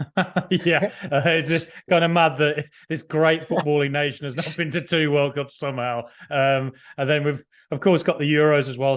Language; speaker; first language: English; native; English